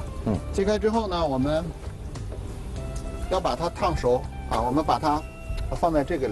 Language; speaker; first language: Chinese; native; Chinese